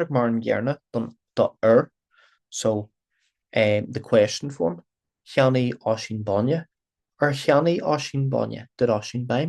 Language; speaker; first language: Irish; non-native, local second language; English